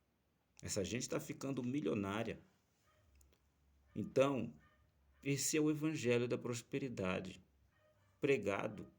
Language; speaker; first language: Portuguese; native; Portuguese